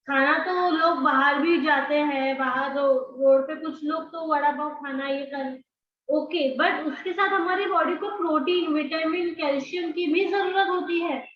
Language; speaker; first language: Hindi; non-native, local second language; Marathi